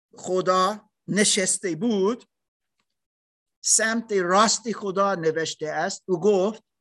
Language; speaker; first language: Persian; non-native, learner; German